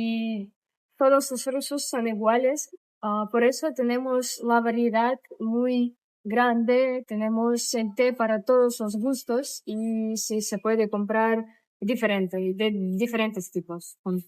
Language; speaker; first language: Spanish; non-native, fluent; Russian